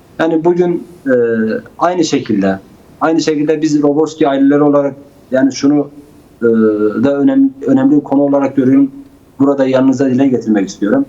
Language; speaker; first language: Turkish; non-native, local second language; Kurdish